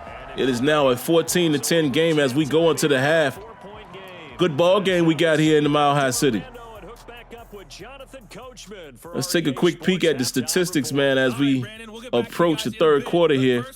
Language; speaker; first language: English; native; English